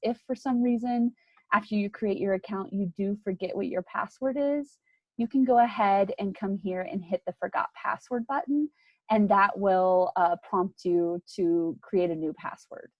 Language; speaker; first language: English; native; English